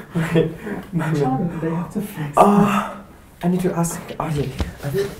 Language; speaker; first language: English; non-native, fluent; Chinese